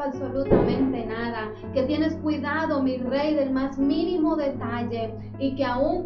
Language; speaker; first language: Spanish; native; Spanish